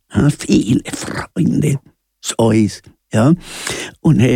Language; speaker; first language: German; non-native, learner; Spanish